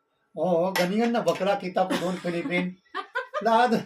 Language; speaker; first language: Filipino; non-native, learner; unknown